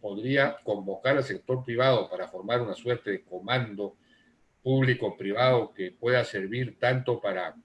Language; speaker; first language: Spanish; native; Spanish